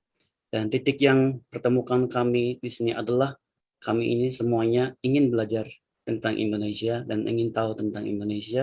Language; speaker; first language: Indonesian; non-native, learner; Turkish